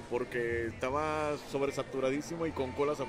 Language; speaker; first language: Spanish; native; Spanish